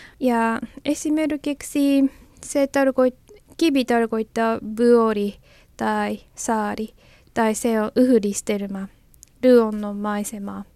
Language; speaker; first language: Finnish; non-native, learner; Japanese